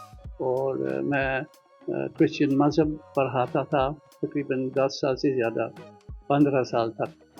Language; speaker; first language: Hindi; non-native, fluent; Dutch